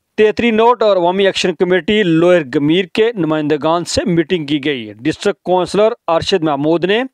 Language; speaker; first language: Urdu; non-native, local second language; Punjabi